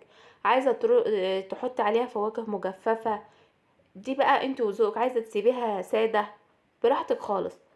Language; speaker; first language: Arabic; native; Arabic